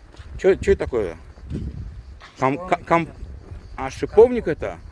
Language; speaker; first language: Russian; native; Russian